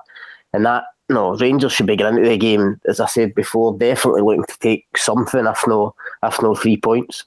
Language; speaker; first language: English; native; English